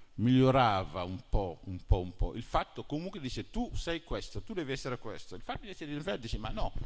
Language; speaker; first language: Italian; non-native, fluent; Wolof